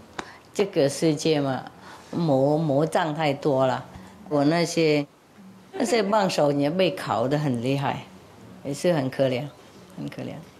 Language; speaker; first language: Chinese; non-native, fluent; Vietnamese